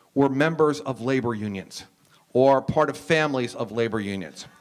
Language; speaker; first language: English; native; English